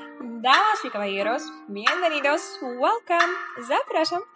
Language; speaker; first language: Spanish; non-native, fluent; Polish